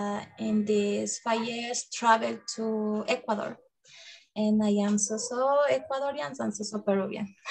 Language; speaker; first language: English; non-native, learner; Spanish